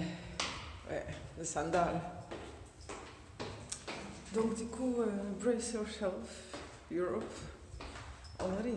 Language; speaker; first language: French; non-native, fluent; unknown